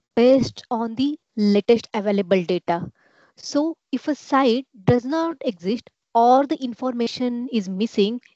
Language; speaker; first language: English; non-native, local second language; Marathi